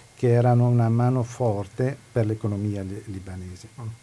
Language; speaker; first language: Italian; non-native, fluent; Arabic